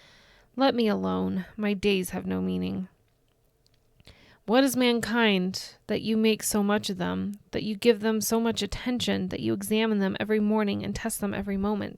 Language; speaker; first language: English; native; English